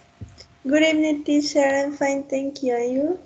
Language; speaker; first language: English; non-native, learner; Spanish